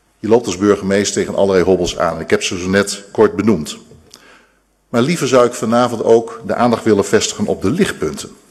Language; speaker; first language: Dutch; native; Dutch